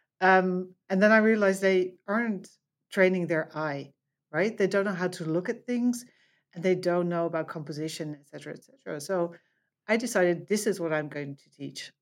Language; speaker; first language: English; non-native, fluent; Dutch